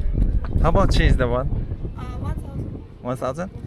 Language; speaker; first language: English; non-native, learner; Korean